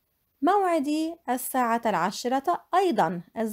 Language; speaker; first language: Arabic; non-native, fluent; English